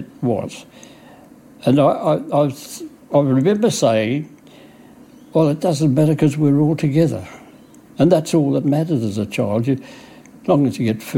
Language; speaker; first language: English; native; English